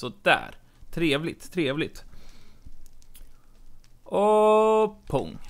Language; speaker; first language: Swedish; native; Swedish